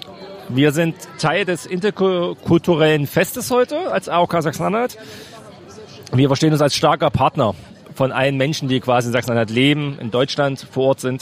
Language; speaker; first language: German; native; German